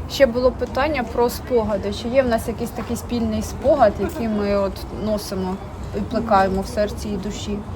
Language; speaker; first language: Ukrainian; non-native, local second language; Russian